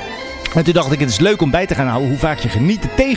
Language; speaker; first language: Dutch; native; Dutch